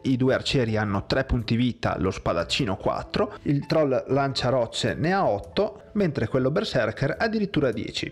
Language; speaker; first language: Italian; native; Italian